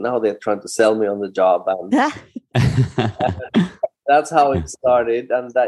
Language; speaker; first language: English; non-native, fluent; Finnish